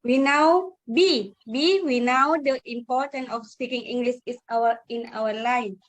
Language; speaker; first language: English; non-native, learner; Indonesian